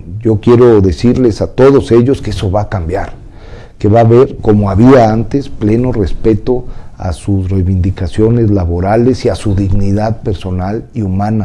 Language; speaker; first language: Spanish; native; Spanish